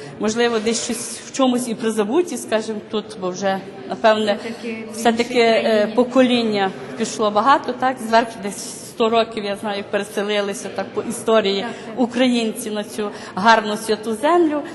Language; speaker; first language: Ukrainian; native; Ukrainian